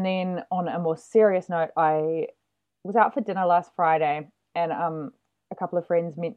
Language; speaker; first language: English; native; English